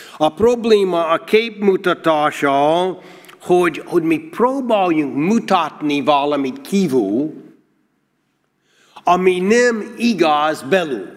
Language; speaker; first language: Hungarian; non-native, learner; English